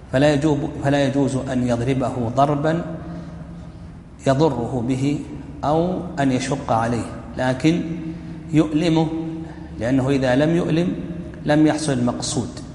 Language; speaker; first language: Arabic; native; Arabic